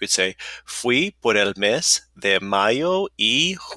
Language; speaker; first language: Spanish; non-native, fluent; English